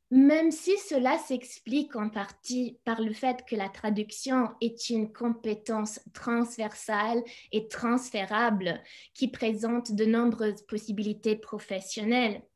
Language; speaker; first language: French; non-native, fluent; English